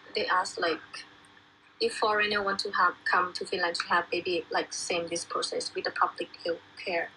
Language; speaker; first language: English; non-native, learner; Thai